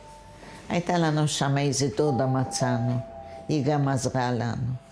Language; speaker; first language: Hebrew; non-native, fluent; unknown